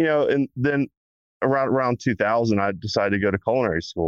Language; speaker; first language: English; native; English